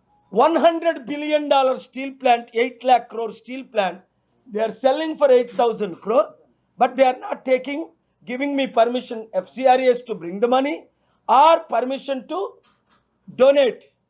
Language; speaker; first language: English; non-native, local second language; Telugu